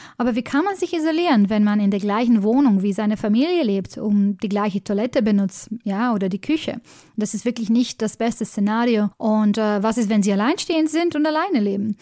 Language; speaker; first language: German; native; German